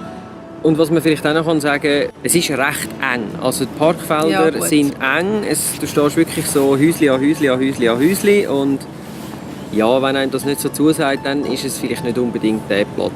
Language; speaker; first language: German; native; German